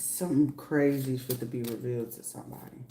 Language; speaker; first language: English; native; English